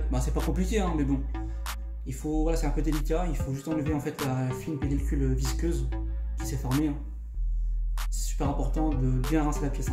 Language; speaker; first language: French; native; French